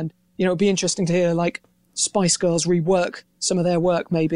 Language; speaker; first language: English; native; English